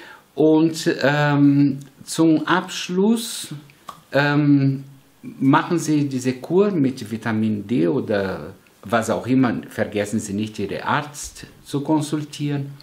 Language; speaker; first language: German; non-native, fluent; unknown